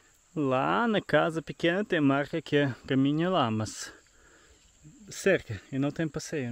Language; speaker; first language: Portuguese; non-native, learner; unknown